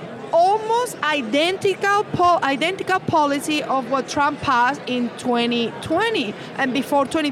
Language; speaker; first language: English; non-native, fluent; Spanish